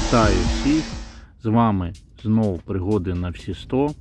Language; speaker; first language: Ukrainian; non-native, local second language; Russian